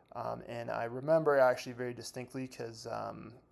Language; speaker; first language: English; native; English